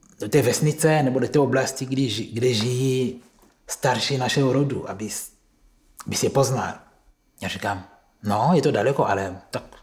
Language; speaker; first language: Czech; non-native, fluent; Kongo